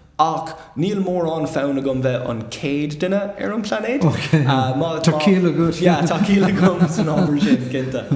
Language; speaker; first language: Irish; non-native, local second language; English